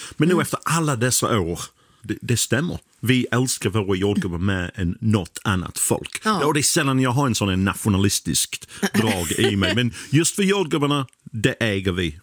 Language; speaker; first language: Swedish; non-native, fluent; English